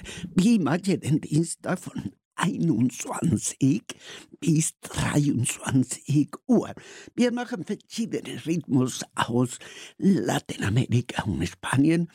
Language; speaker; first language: German; non-native, fluent; Spanish